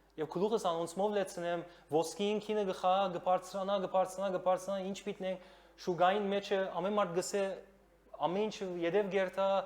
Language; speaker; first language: Armenian; early bilingual, heritage; Armenian